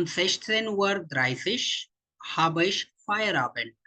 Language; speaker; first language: German; non-native, fluent; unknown